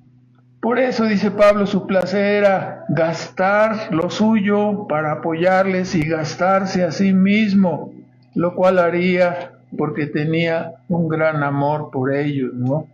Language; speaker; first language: Spanish; native; Spanish